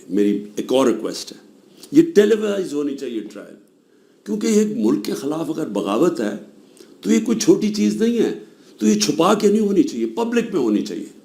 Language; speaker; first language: Urdu; native; Urdu